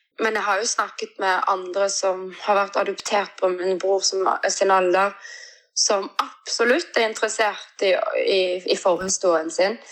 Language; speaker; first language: Norwegian; early bilingual, other home language; Portuguese